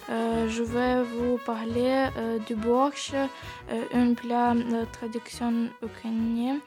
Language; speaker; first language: French; non-native, learner; Ukrainian